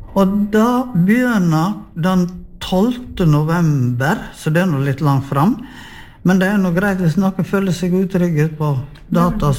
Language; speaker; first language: Norwegian; native; Norwegian